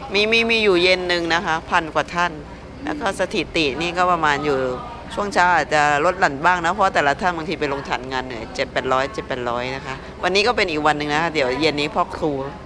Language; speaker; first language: Thai; native; Thai